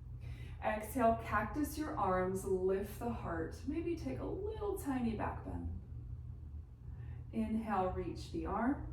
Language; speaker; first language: English; native; English